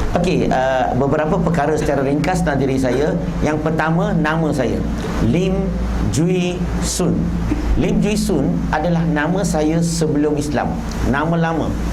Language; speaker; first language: Malay; non-native, local second language; Chinese